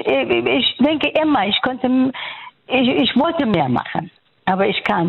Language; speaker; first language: German; non-native, fluent; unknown